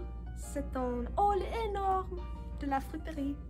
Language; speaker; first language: French; non-native, learner; English